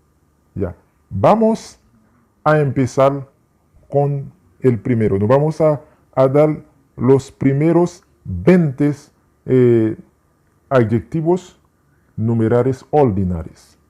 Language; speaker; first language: Spanish; non-native, fluent; Haitian Creole